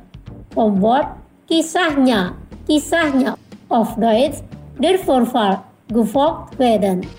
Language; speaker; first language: German; non-native, fluent; Indonesian